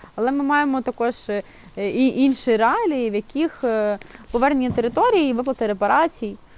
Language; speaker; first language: Ukrainian; non-native, local second language; Russian